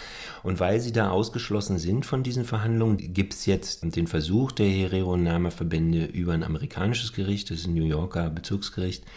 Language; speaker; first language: German; native; German